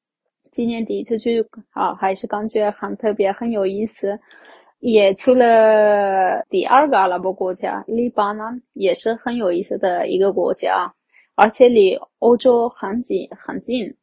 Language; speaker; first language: Chinese; non-native, fluent; Armenian